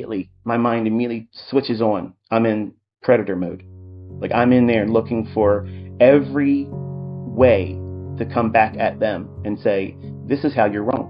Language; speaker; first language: English; native; English